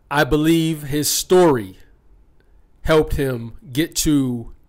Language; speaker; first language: English; native; English